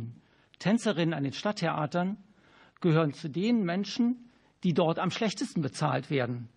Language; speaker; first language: German; native; German